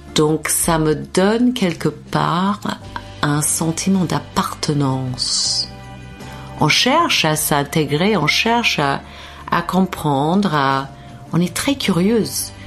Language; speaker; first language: French; non-native, fluent; English